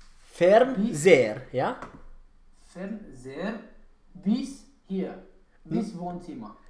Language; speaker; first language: German; non-native, learner; Romanian